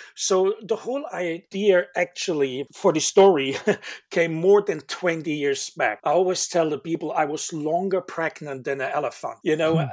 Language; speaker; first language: English; non-native, fluent; German